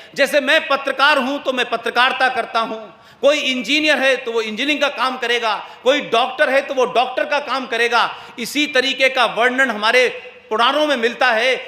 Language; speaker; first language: Hindi; native; Hindi